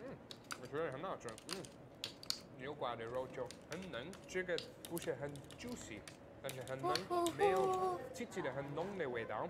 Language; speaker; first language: Chinese; non-native, fluent; German